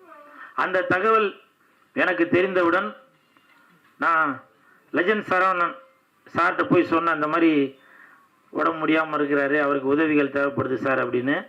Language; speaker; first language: Tamil; native; Tamil